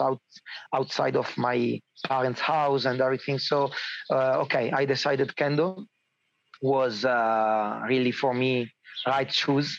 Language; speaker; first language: English; non-native, learner; Italian